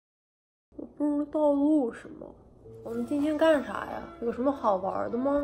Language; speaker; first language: Chinese; early bilingual, heritage; Chinese